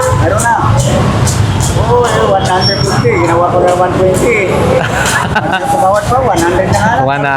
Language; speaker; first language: Filipino; native; Filipino